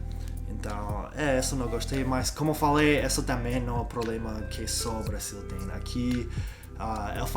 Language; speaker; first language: Portuguese; non-native, learner; English